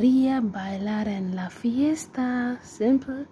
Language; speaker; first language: Spanish; non-native, learner; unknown